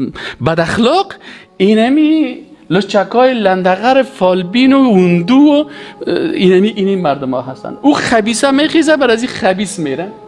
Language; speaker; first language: Persian; native; Persian